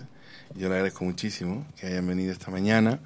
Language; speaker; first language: Spanish; native; Spanish